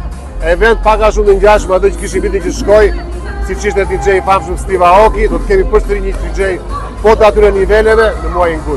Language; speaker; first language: Albanian; native; Albanian